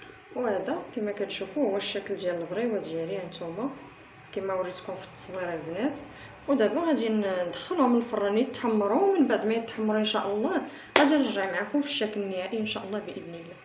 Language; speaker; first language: Arabic; native; Arabic